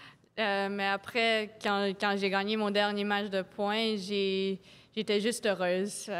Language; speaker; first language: French; non-native, local second language; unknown